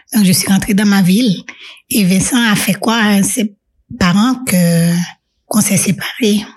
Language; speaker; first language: French; non-native, local second language; Haitian Creole